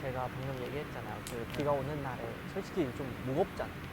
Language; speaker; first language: Korean; non-native, learner; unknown